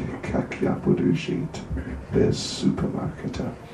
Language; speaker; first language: Russian; non-native, learner; English